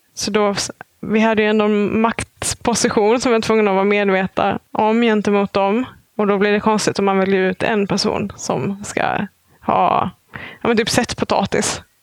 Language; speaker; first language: Swedish; native; Swedish